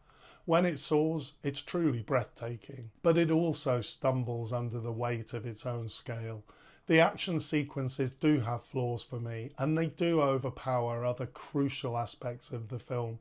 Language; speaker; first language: English; native; English